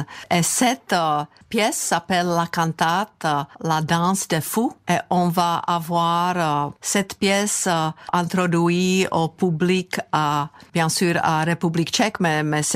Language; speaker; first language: French; non-native, fluent; Czech